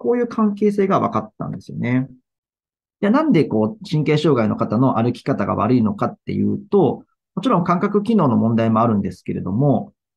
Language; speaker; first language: Japanese; native; Japanese